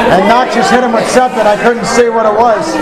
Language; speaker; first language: English; native; English